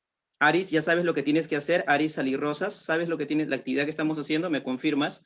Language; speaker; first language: Spanish; native; Spanish